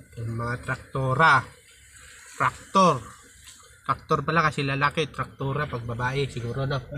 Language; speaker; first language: Filipino; native; Filipino